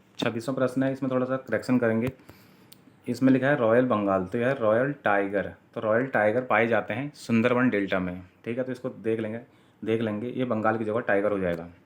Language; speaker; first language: Hindi; native; Hindi